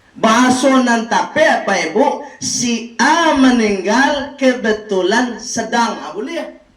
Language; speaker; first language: Malay; non-native, local second language; Minangkabau